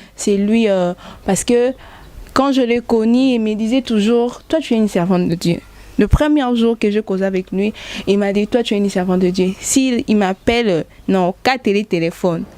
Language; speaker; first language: French; non-native, local second language; Lingala